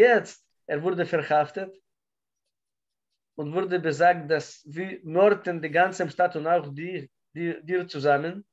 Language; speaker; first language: German; non-native, learner; Russian